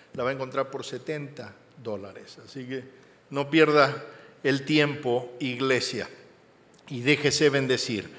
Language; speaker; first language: Spanish; native; Spanish